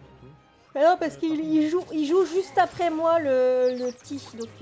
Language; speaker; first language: French; native; French